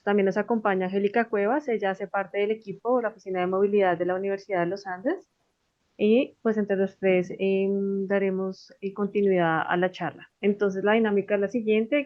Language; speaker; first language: Spanish; native; Spanish